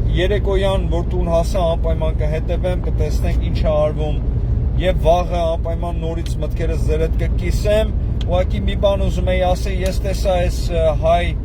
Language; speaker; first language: Armenian; native; Armenian